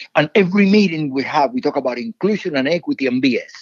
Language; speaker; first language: English; non-native, fluent; Spanish